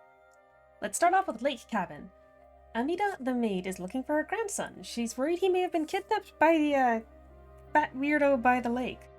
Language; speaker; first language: English; native; English